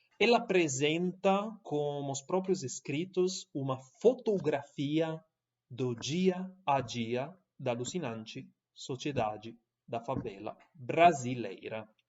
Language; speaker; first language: Portuguese; non-native, fluent; Italian